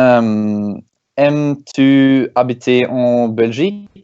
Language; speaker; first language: French; non-native, learner; Norwegian